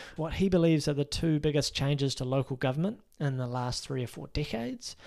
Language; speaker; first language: English; native; English